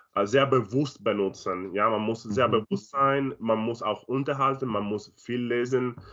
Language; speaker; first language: German; non-native, learner; Spanish